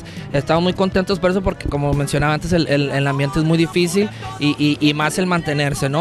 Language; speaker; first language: Spanish; native; Spanish